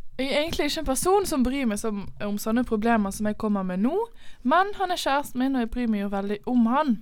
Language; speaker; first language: Norwegian; native; Norwegian